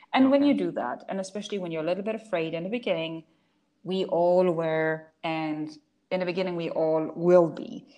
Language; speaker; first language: English; non-native, fluent; German